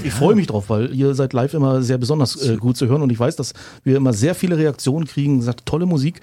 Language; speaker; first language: German; native; German